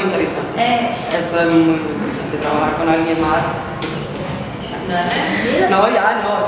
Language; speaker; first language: Spanish; non-native, fluent; English